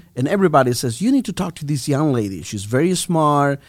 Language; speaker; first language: English; non-native, fluent; Spanish